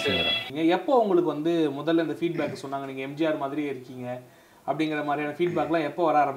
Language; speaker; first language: Tamil; native; Tamil